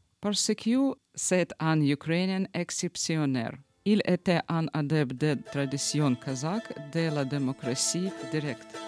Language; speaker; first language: French; non-native, learner; Ukrainian